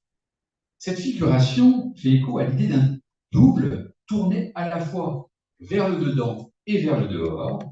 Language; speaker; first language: French; native; French